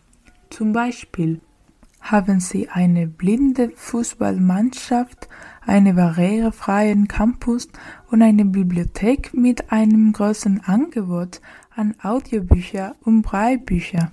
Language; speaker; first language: German; non-native, learner; Spanish